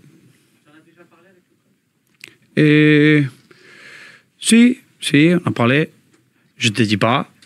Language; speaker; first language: French; non-native, learner; Spanish